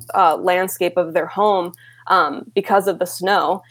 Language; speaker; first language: English; native; English